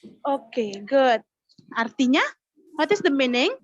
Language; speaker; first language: English; non-native, learner; Indonesian